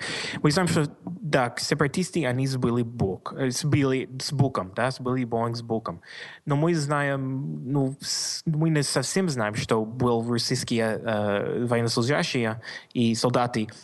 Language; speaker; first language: Russian; non-native, learner; English